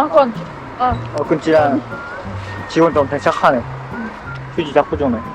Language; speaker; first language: Korean; native; Korean